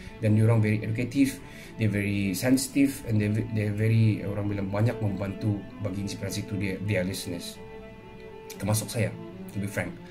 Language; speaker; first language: English; non-native, local second language; Malay